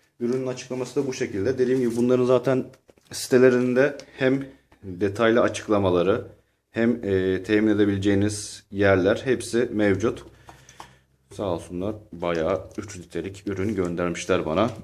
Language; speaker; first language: Turkish; native; Turkish